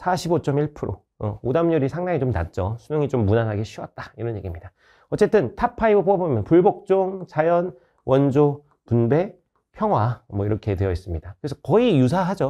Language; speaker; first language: Korean; native; Korean